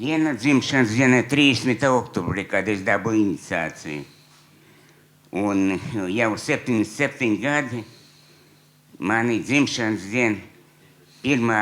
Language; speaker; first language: Latvian; non-native, local second language; Russian